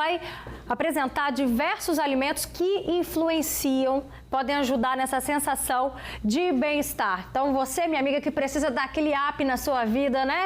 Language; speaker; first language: Portuguese; native; Portuguese